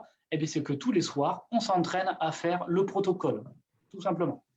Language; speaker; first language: French; native; French